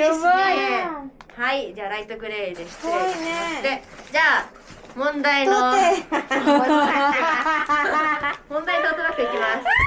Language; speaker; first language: Japanese; early bilingual, other home language; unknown